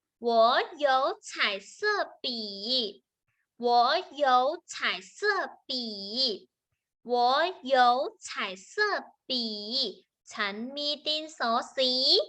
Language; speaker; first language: Chinese; non-native, fluent; Thai